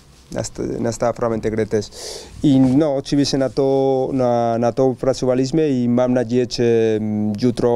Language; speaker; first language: Polish; non-native, learner; Spanish